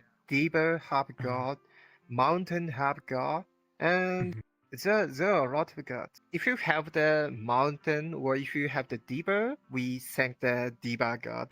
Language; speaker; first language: English; non-native, learner; Japanese